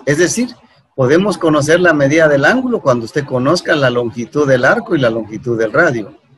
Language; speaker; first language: Spanish; native; Spanish